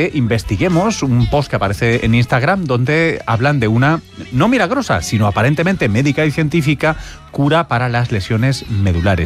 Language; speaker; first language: Spanish; native; Spanish